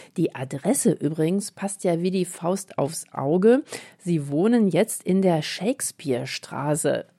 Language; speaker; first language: German; native; German